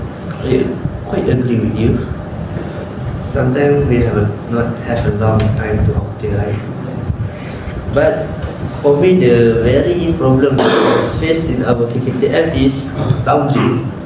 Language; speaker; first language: English; non-native, learner; Malay